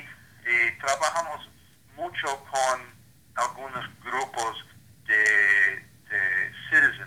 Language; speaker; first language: Spanish; non-native, learner; English